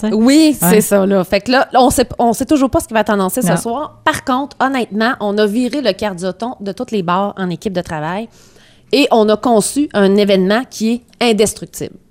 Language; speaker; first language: French; native; French